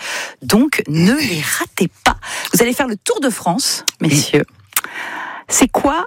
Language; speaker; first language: French; native; French